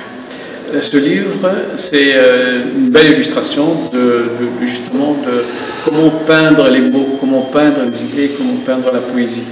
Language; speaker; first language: French; non-native, local second language; Arabic